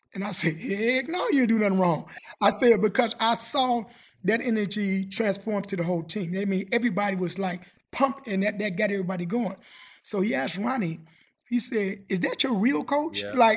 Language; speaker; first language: English; native; English